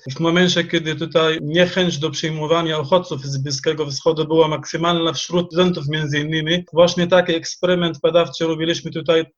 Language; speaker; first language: Polish; non-native, fluent; Arabic